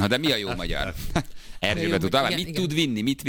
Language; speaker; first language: Hungarian; native; Hungarian